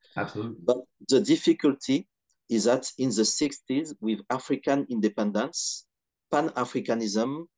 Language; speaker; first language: English; non-native, fluent; French